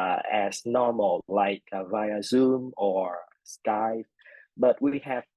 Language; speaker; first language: English; non-native, fluent; Vietnamese